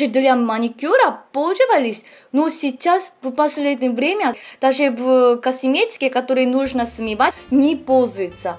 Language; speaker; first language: Russian; non-native, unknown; Korean